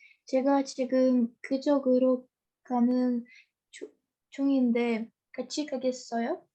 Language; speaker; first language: Korean; non-native, learner; Russian